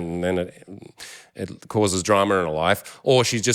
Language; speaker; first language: English; native; English